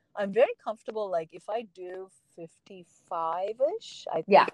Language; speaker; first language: English; non-native, local second language; Tamil